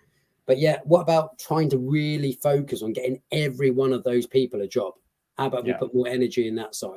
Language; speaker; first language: English; native; English